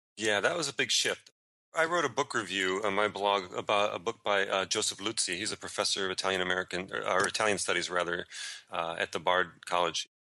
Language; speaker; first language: English; native; English